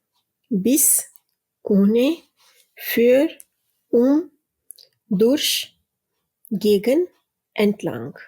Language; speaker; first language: German; non-native, fluent; Urdu